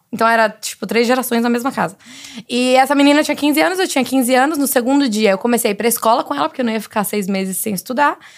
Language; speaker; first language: Portuguese; native; Portuguese